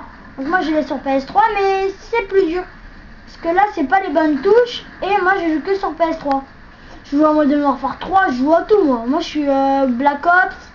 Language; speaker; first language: French; native; French